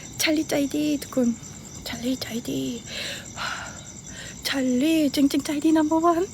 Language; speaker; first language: Thai; non-native, learner; Korean